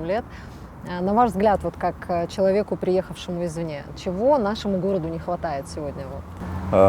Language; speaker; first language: Russian; native; Russian